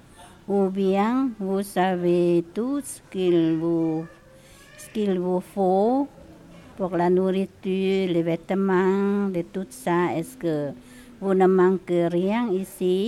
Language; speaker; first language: French; non-native, learner; Lao